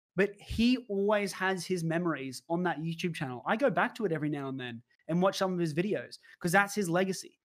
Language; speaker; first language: English; native; English